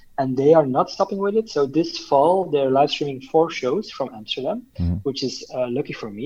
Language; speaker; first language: English; non-native, fluent; Dutch